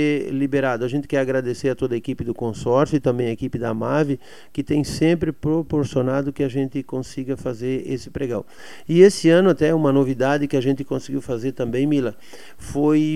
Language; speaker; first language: Portuguese; native; Portuguese